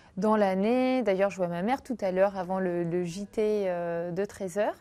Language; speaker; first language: French; native; French